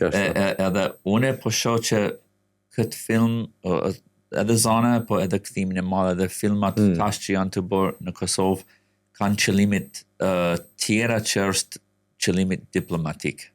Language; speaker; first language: Albanian; non-native, fluent; English